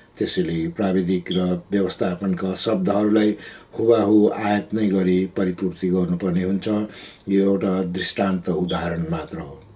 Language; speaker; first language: Nepali; non-native, local second language; Gurung